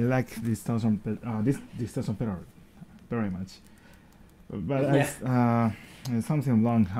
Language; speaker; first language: English; non-native, learner; Japanese